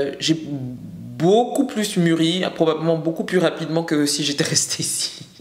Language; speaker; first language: French; native; French